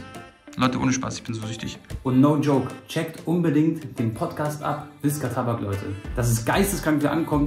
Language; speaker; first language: German; native; German